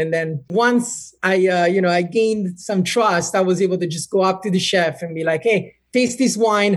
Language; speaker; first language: English; non-native, fluent; Italian